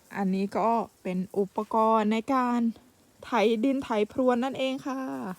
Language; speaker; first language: Thai; native; Thai